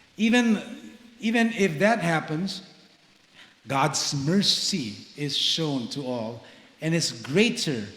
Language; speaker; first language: English; non-native, local second language; Filipino